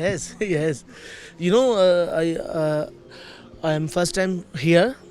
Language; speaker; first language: English; non-native, learner; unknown